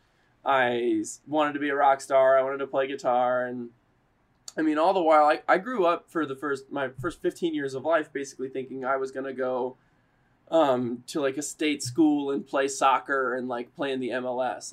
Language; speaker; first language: English; native; English